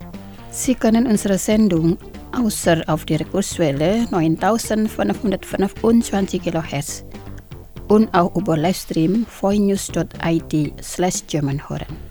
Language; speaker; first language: German; non-native, fluent; Indonesian